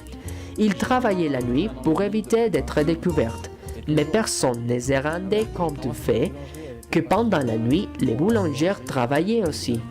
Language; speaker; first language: French; non-native, learner; Spanish